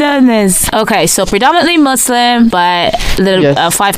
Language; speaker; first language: English; non-native, local second language; Yoruba